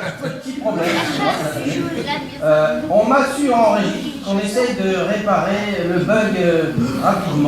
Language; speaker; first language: French; native; French